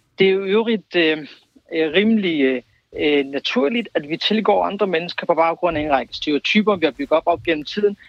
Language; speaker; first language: Danish; early bilingual, other home language; Kurdish